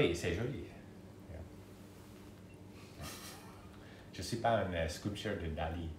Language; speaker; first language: French; non-native, fluent; English